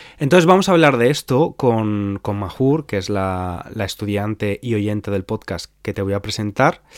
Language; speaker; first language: Spanish; native; Spanish